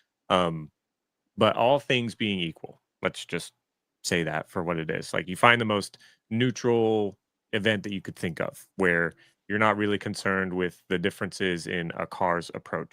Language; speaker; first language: English; native; English